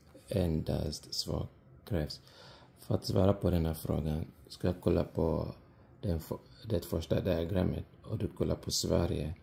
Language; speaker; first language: Swedish; non-native, fluent; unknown